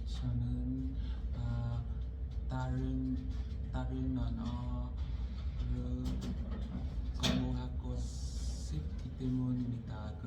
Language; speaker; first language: Korean; non-native, learner; Vietnamese